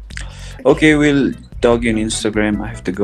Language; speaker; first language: English; non-native, learner; Korean